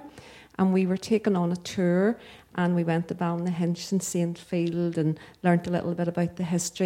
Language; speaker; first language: English; native; English